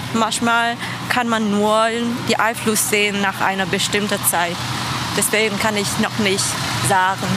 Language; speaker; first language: German; non-native, fluent; Vietnamese